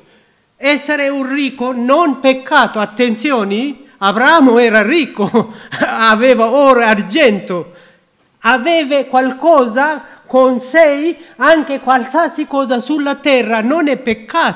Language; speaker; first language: Italian; non-native, learner; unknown